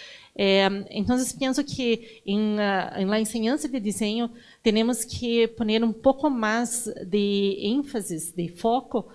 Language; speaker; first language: Spanish; non-native, learner; Portuguese